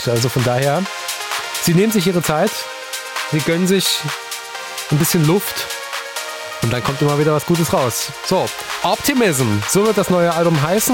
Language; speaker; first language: German; native; German